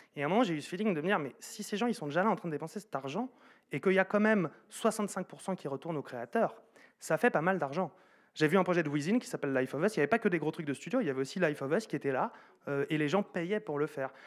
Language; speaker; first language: French; native; French